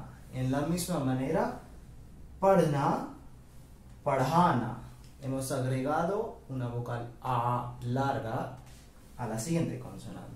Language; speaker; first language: Spanish; non-native, fluent; Hindi